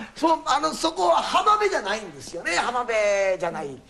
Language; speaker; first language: Japanese; native; Japanese